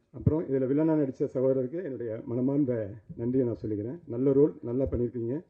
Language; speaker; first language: Tamil; native; Tamil